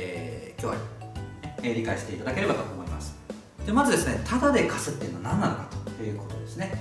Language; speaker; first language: Japanese; native; Japanese